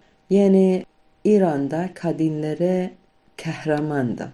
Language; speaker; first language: Turkish; non-native, fluent; Kurdish